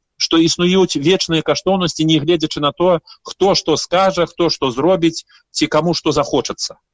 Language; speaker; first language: Belarusian; native; Belarusian